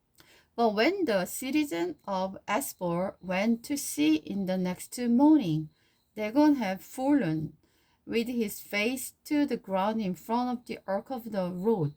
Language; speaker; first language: English; non-native, learner; Korean